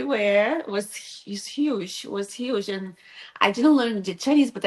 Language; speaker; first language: English; non-native, learner; Portuguese